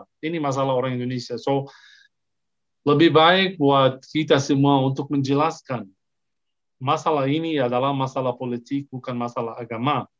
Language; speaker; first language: Indonesian; non-native, fluent; Arabic